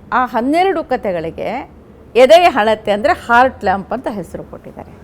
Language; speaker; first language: Kannada; non-native, local second language; Urdu